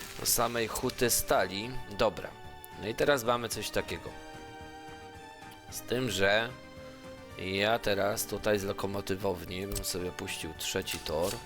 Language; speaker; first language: Polish; native; Polish